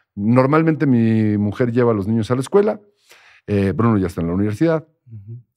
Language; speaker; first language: Spanish; native; Spanish